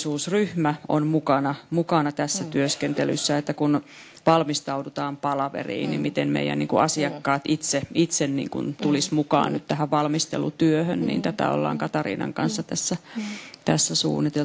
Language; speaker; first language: Finnish; native; Finnish